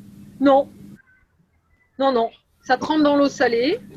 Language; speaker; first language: French; native; French